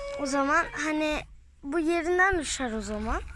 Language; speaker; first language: Turkish; early bilingual, heritage; Turkish